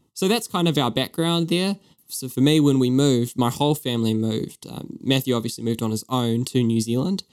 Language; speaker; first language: English; native; English